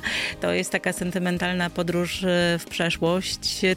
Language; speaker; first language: Polish; native; Polish